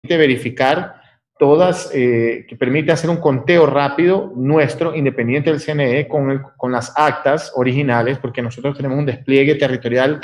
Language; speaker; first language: Spanish; native; Spanish